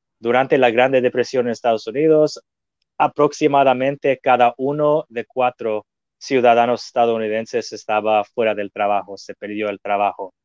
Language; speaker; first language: Spanish; non-native, fluent; English